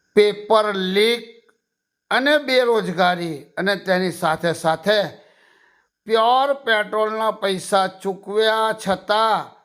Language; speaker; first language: Gujarati; native; Gujarati